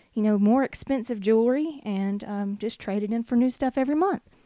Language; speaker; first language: English; native; English